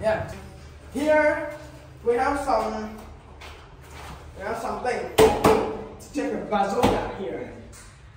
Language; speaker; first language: English; non-native, learner; Vietnamese